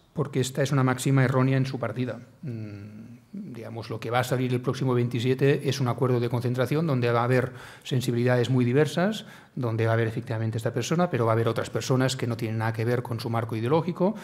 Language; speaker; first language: Spanish; native; Spanish